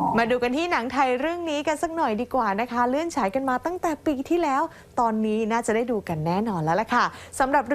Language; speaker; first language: Thai; native; Thai